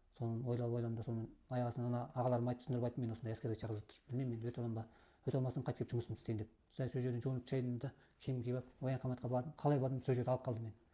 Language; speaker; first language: Kazakh; early bilingual, heritage; Kazakh